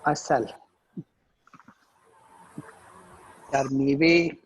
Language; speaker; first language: Persian; non-native, learner; Urdu